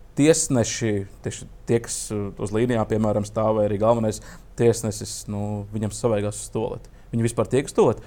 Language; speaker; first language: Latvian; native; Latvian